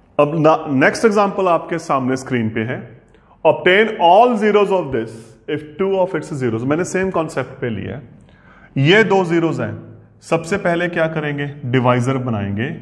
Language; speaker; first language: Hindi; non-native, local second language; Punjabi